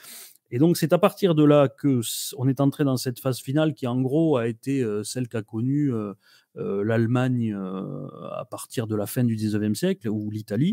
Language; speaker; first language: French; native; French